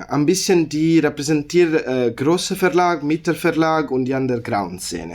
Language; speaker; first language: German; non-native, learner; Italian